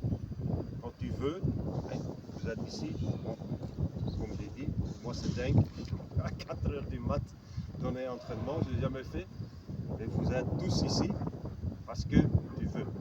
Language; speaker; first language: French; non-native, fluent; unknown